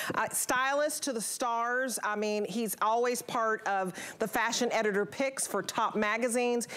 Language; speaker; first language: English; native; English